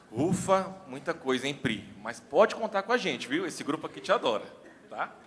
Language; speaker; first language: Portuguese; native; Portuguese